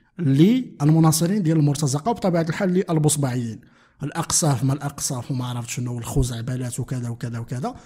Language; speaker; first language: Arabic; native; Arabic